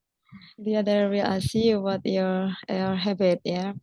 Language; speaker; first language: English; non-native, fluent; Indonesian